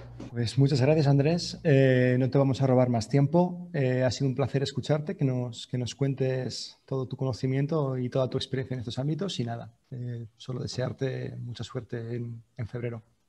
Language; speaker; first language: Spanish; native; Spanish